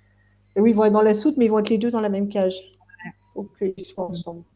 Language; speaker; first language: French; native; French